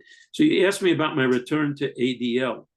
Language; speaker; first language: English; native; English